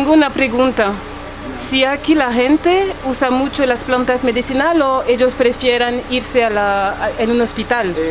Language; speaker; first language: Spanish; non-native, learner; French